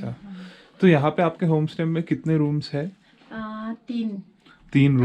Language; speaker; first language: Hindi; non-native, local second language; Bangla